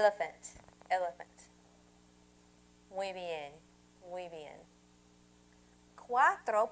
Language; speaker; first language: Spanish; non-native, fluent; English